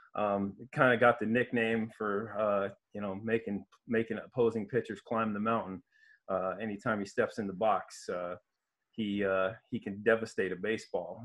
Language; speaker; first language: English; native; English